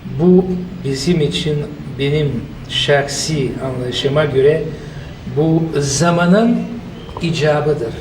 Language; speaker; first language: Turkish; non-native, fluent; Bulgarian